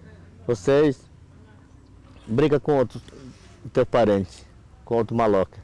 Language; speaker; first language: Portuguese; non-native, local second language; Yanomámi